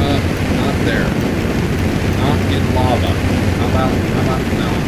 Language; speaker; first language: English; native; English